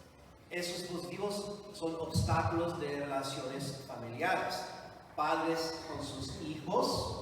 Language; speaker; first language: Spanish; non-native, fluent; English